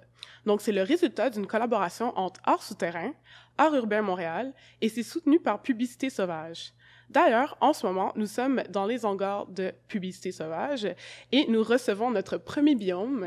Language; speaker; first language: French; native; French